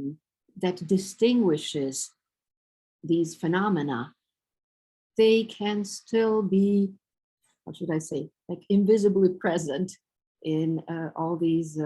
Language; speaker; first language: English; non-native, fluent; Romanian